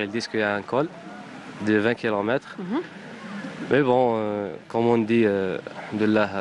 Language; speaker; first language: French; non-native, local second language; Arabic